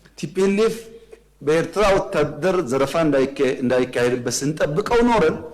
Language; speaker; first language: Amharic; non-native, local second language; Oromo